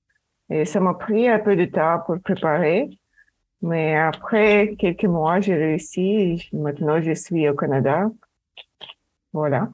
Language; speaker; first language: French; non-native, fluent; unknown